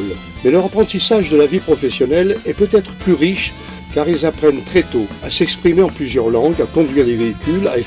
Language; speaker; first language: French; native; French